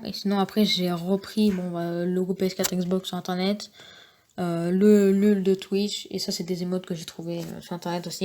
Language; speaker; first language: French; native; French